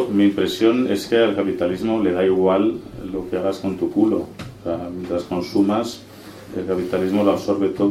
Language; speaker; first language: Spanish; native; Spanish